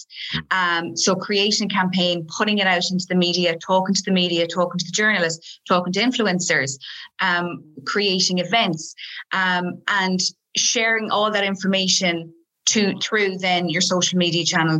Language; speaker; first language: English; native; English